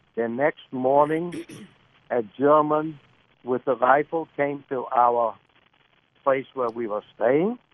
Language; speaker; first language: English; early bilingual, other home language; Lithuanian